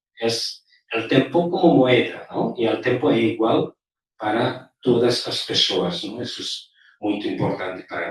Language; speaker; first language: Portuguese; non-native, learner; Galician